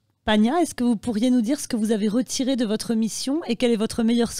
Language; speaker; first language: French; native; French